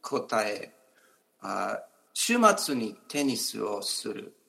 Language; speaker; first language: Japanese; non-native, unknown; English